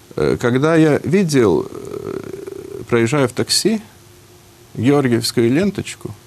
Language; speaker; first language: Russian; non-native, local second language; Latvian